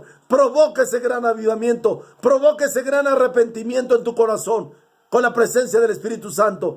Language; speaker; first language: Spanish; native; Spanish